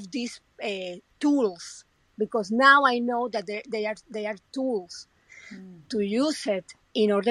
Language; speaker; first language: English; non-native, fluent; Spanish